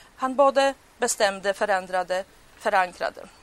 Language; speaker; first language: Swedish; non-native, fluent; Polish